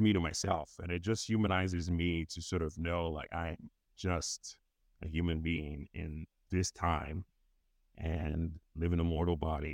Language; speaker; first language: English; non-native, local second language; Yoruba